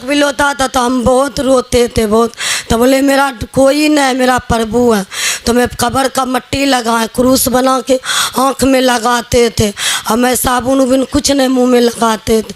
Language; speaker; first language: Hindi; non-native, local second language; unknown